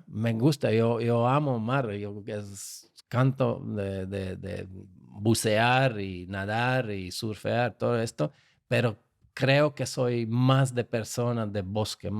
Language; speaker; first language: Spanish; non-native, fluent; Slovak